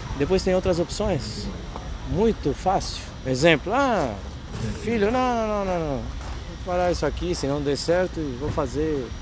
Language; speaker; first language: Portuguese; non-native, fluent; Spanish